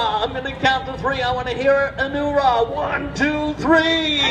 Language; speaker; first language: English; native; English